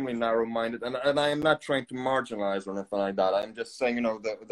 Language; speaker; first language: English; non-native, fluent; Polish